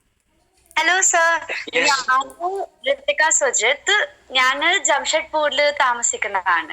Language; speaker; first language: Malayalam; early bilingual, heritage; Malayalam